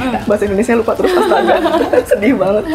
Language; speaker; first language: Indonesian; native; Indonesian